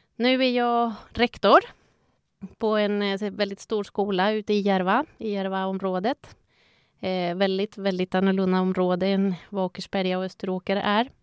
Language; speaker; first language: Swedish; non-native, fluent; Spanish